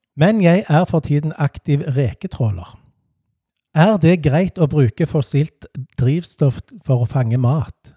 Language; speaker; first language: Norwegian; native; Norwegian